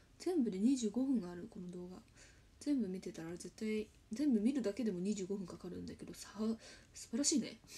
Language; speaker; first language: Japanese; native; Japanese